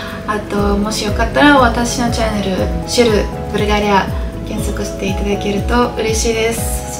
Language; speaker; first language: Japanese; non-native, fluent; Bulgarian